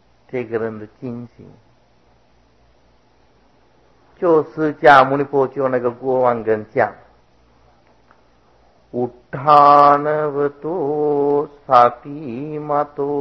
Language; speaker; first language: Chinese; non-native, fluent; Sinhala